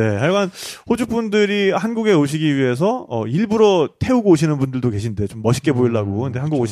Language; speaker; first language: Korean; native; Korean